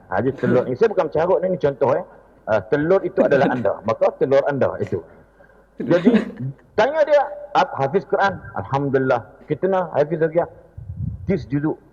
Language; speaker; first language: Malay; native; Malay